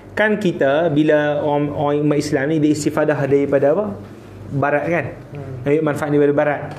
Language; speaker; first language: Malay; native; Malay